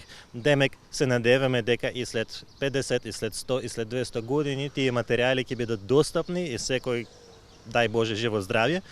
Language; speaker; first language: Macedonian; non-native, fluent; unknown